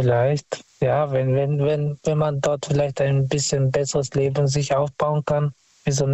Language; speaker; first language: German; non-native, fluent; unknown